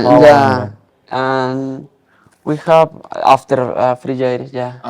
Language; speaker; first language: English; non-native, learner; Spanish